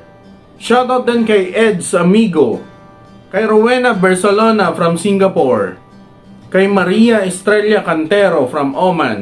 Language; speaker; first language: Filipino; native; Filipino